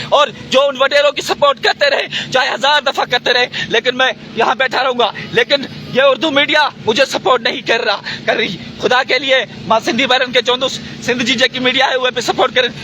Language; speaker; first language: Urdu; non-native, local second language; Sindhi